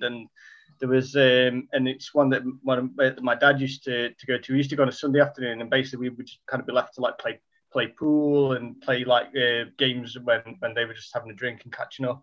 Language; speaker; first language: English; native; English